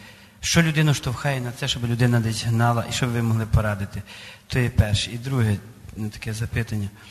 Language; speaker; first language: Ukrainian; native; Ukrainian